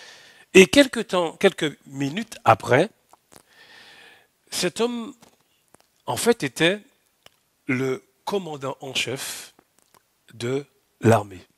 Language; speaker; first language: French; native; French